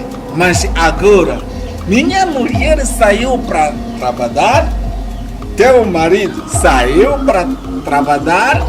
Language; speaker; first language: Portuguese; non-native, learner; Kinyarwanda